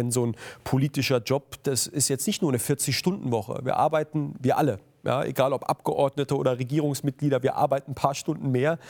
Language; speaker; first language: German; native; German